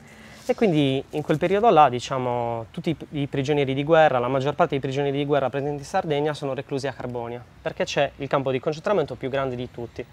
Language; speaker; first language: Italian; native; Italian